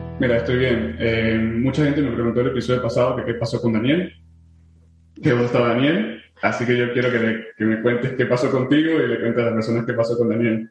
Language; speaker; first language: Spanish; native; Spanish